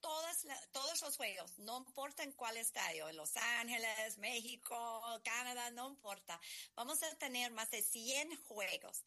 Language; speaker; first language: Spanish; non-native, learner; English